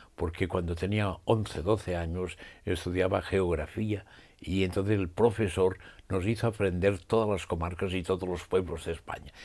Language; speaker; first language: Spanish; non-native, local second language; Catalan